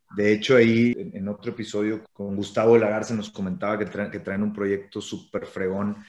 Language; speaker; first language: Spanish; native; Spanish